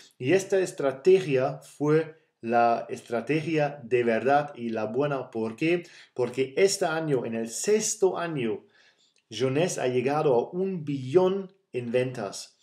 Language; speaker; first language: Spanish; non-native, fluent; German